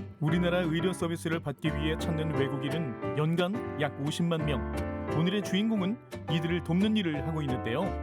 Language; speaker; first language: Korean; native; Korean